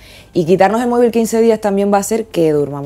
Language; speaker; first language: Spanish; native; Spanish